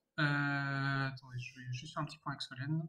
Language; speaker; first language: French; native; French